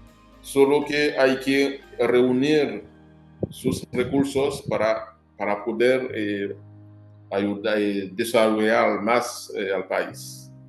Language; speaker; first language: Spanish; non-native, fluent; Haitian Creole